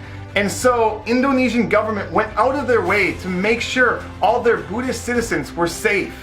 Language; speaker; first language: English; native; English